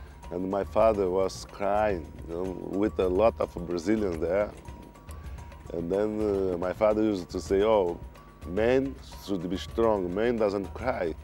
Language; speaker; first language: English; non-native, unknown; Portuguese